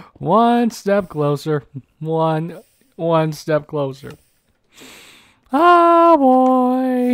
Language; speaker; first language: English; native; English